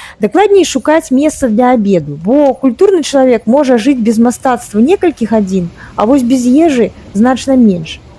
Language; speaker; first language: Belarusian; native; Belarusian